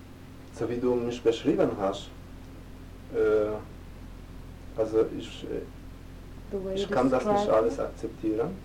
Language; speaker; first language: German; non-native, fluent; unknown